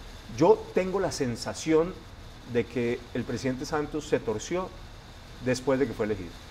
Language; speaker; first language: Spanish; native; Spanish